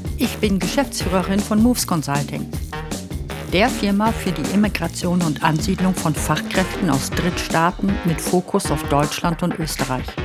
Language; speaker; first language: German; native; German